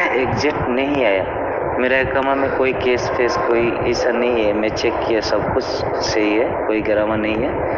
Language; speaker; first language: Hindi; non-native, local second language; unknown